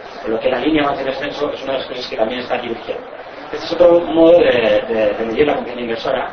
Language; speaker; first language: Spanish; native; Spanish